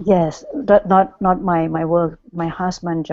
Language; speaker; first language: English; non-native, learner; Thai